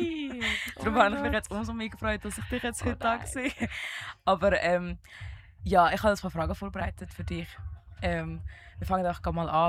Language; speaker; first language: German; native; German